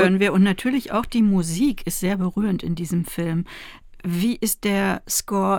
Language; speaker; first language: German; native; German